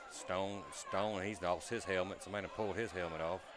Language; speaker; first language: English; native; English